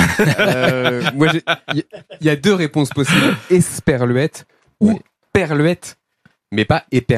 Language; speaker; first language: French; native; French